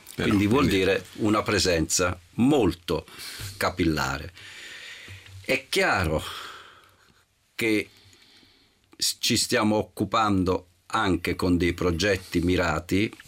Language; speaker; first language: Italian; native; Italian